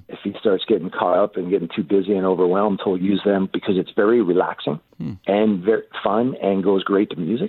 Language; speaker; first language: English; native; English